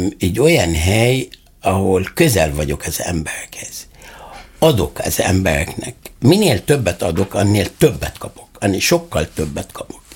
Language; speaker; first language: Hungarian; non-native, fluent; Arabic